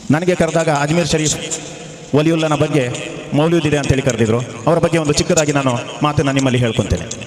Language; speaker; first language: Kannada; non-native, local second language; Malayalam